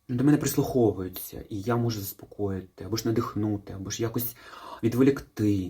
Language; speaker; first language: Ukrainian; non-native, local second language; Russian